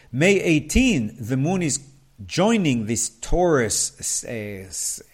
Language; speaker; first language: English; non-native, fluent; Hebrew